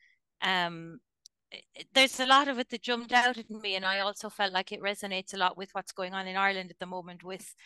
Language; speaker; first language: English; native; English